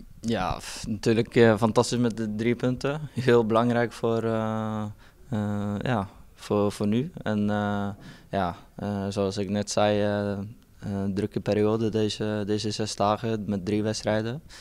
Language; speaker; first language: Dutch; non-native, fluent; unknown